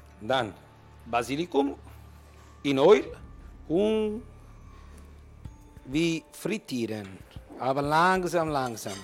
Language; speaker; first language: German; non-native, learner; Italian